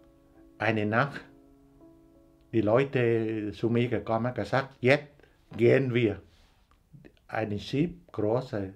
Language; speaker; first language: German; non-native, learner; Vietnamese